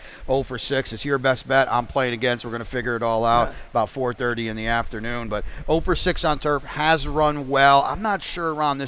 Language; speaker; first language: English; native; English